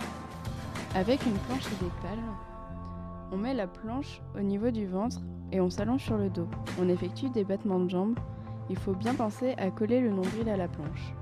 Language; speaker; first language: French; native; French